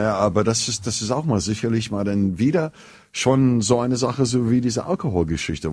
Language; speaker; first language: German; non-native, fluent; English